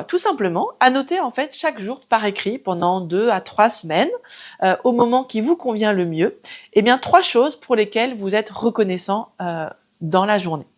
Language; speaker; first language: French; native; French